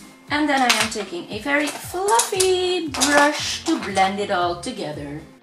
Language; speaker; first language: English; non-native, fluent; Dutch